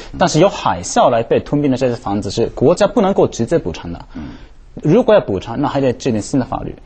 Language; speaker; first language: Chinese; non-native, fluent; Japanese